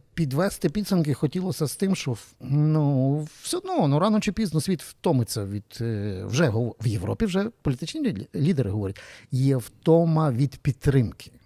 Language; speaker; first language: Ukrainian; native; Ukrainian